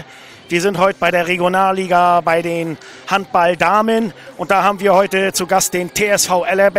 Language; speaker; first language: German; native; German